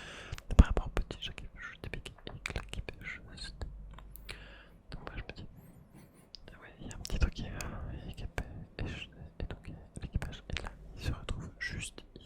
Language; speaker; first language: French; native; French